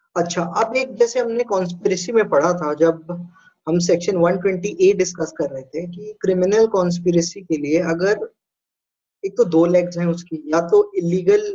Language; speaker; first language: Hindi; native; Hindi